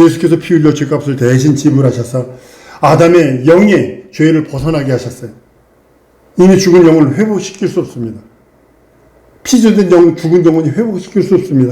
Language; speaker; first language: Korean; native; Korean